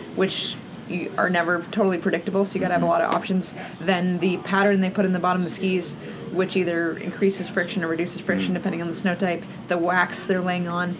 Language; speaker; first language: English; native; English